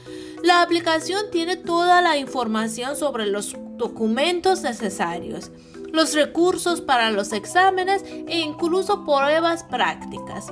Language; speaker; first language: Spanish; non-native, fluent; Persian